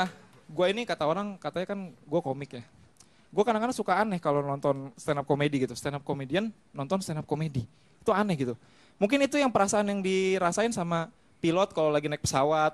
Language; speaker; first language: Indonesian; native; Indonesian